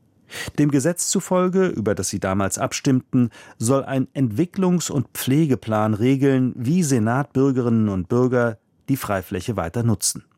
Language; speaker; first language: German; native; German